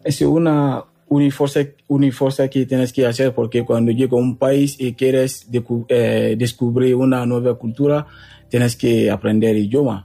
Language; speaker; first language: Spanish; non-native, learner; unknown